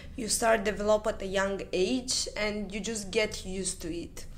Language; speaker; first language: English; non-native, fluent; Romanian